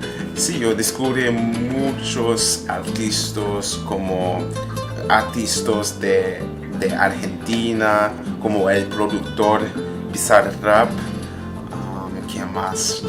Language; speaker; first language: Spanish; non-native, learner; French